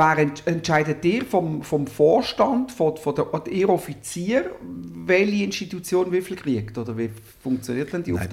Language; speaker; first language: German; native; German